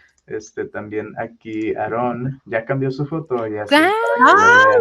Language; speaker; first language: Spanish; native; Spanish